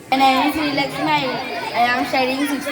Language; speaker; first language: English; non-native, local second language; Telugu